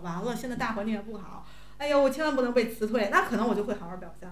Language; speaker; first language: Chinese; native; Chinese